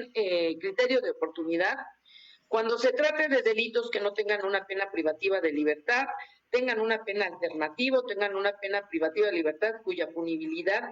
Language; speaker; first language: Spanish; native; Spanish